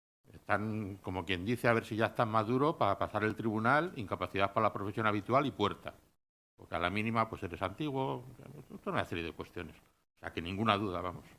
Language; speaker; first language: Spanish; native; Spanish